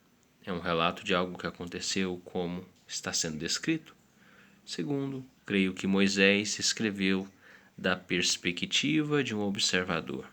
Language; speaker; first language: Portuguese; native; Portuguese